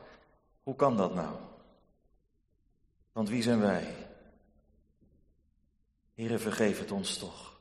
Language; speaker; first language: Dutch; native; Dutch